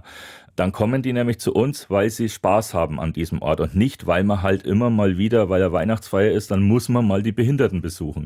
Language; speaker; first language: German; native; German